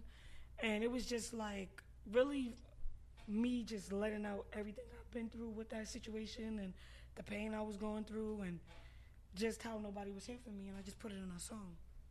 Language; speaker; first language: English; native; English